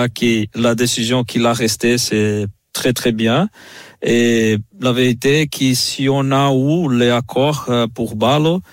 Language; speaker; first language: French; non-native, fluent; Portuguese